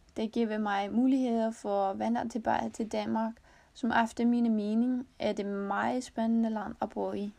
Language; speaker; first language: Danish; non-native, learner; Icelandic